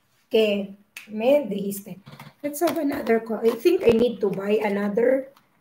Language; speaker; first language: English; non-native, local second language; Filipino